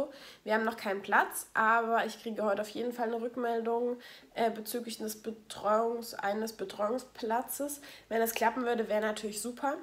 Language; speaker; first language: German; native; German